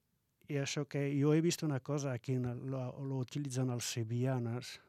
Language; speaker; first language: Catalan; non-native, fluent; Arabic